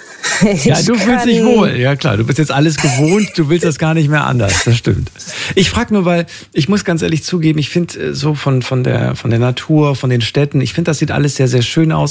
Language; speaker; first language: German; native; German